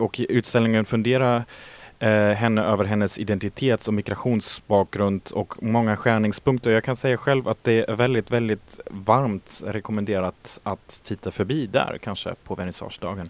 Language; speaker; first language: Swedish; native; Swedish